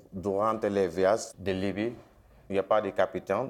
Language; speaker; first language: French; non-native, local second language; Wolof